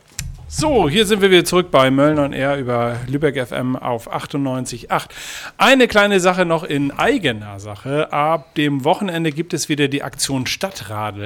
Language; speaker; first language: German; native; German